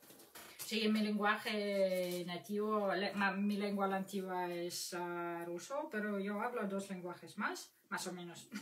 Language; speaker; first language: Spanish; non-native, fluent; Russian